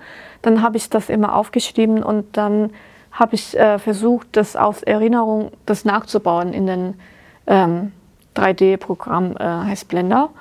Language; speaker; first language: German; non-native, fluent; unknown